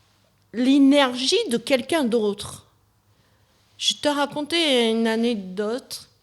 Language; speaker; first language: French; non-native, fluent; Chinese